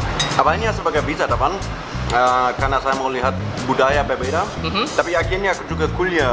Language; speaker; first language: Indonesian; non-native, fluent; German